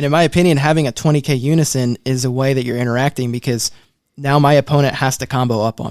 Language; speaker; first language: English; native; English